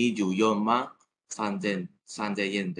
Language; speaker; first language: Japanese; non-native, learner; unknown